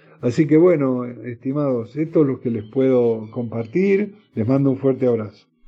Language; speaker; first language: Spanish; native; Spanish